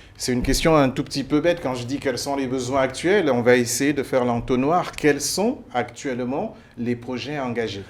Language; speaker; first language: French; native; French